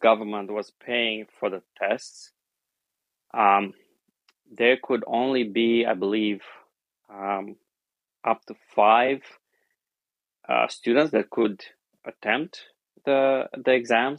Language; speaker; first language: English; non-native, fluent; Romanian